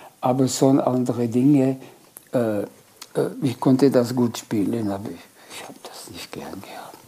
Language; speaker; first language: German; non-native, local second language; French